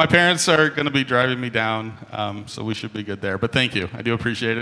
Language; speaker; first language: English; native; English